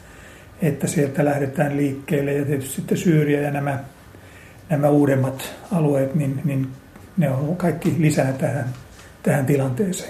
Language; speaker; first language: Finnish; native; Finnish